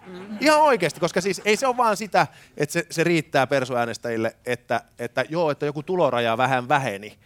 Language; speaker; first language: Finnish; native; Finnish